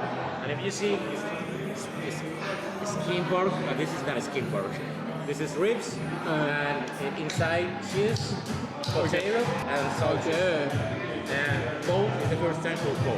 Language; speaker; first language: English; non-native, learner; Spanish